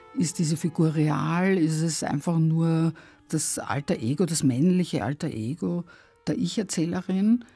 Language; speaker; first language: German; native; German